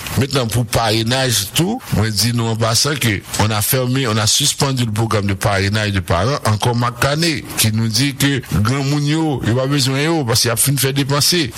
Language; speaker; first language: French; non-native, local second language; Haitian Creole